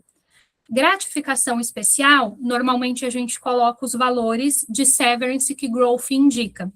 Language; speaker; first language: Portuguese; native; Portuguese